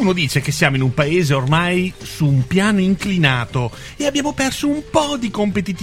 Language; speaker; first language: Italian; native; Italian